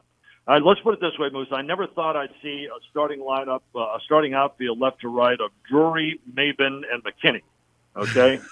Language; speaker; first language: English; native; English